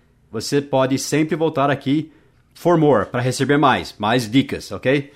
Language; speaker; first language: Portuguese; non-native, fluent; English